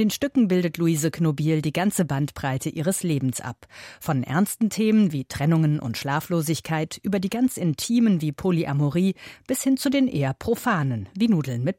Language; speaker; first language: German; native; German